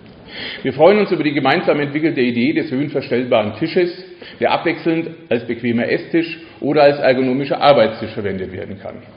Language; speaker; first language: German; native; German